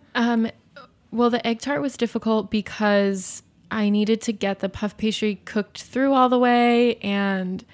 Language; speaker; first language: English; native; English